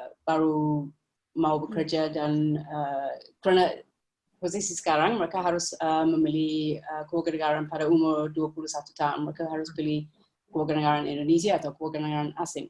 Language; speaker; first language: Indonesian; non-native, fluent; English